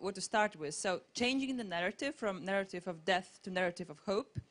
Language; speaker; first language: English; non-native, fluent; Latvian